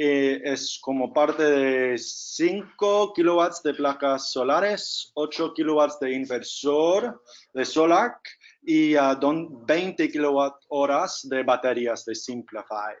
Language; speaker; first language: Spanish; non-native, fluent; English